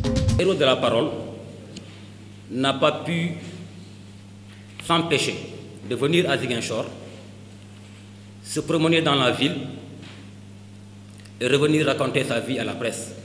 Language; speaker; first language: French; non-native, local second language; Wolof